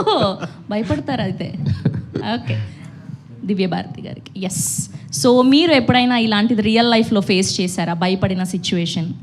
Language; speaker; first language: Telugu; native; Telugu